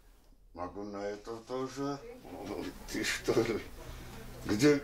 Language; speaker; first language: Russian; non-native, learner; Armenian